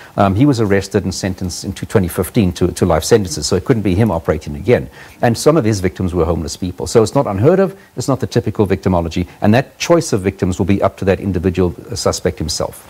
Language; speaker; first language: English; native; English